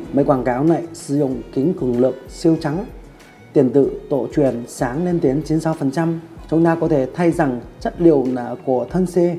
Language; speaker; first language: Vietnamese; non-native, fluent; Chinese